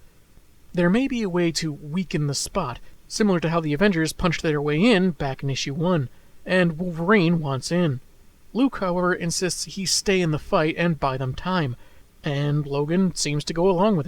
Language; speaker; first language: English; native; English